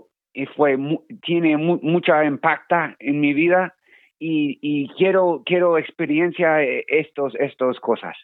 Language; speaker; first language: Spanish; non-native, learner; English